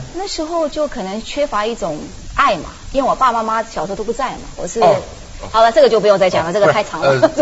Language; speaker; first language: Chinese; early bilingual, heritage; Chinese